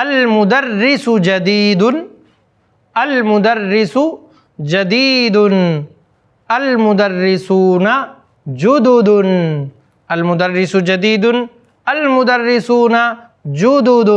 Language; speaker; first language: Arabic; non-native, fluent; Urdu